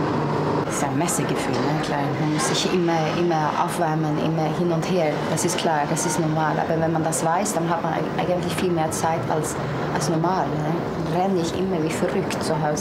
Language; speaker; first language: German; non-native, fluent; Swedish